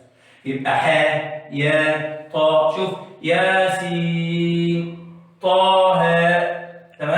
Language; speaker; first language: Arabic; native; Arabic